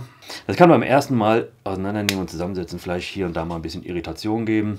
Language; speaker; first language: German; native; German